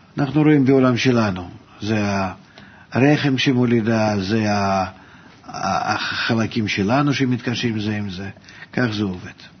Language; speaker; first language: Hebrew; non-native, fluent; Russian